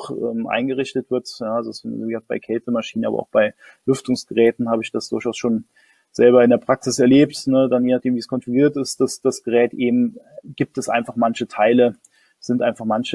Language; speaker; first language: German; native; German